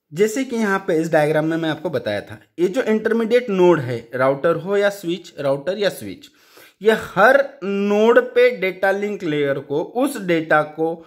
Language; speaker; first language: Hindi; non-native, local second language; Marathi